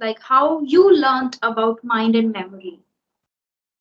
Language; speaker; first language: English; non-native, local second language; Hindi